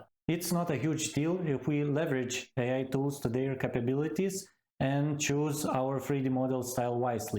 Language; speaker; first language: English; non-native, fluent; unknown